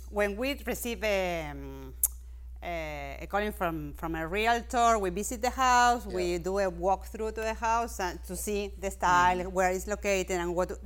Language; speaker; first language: English; non-native, fluent; Spanish